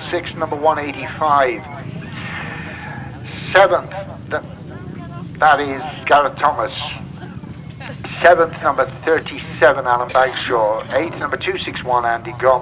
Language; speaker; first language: English; native; English